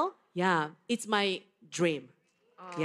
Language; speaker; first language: English; non-native, learner; Japanese